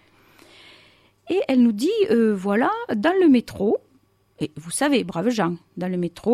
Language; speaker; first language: French; native; French